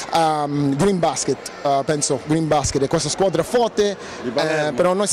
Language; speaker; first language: Italian; non-native, learner; English